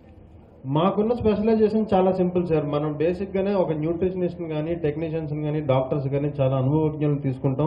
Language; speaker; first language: Telugu; native; Telugu